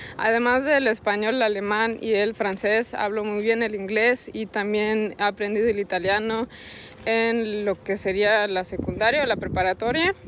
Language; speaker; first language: Spanish; early bilingual, heritage; Spanish